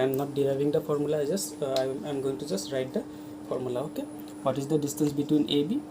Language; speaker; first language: English; non-native, local second language; Hindi